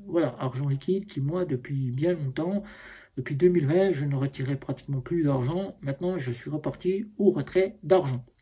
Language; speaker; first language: French; native; French